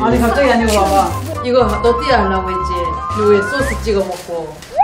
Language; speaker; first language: Korean; native; Korean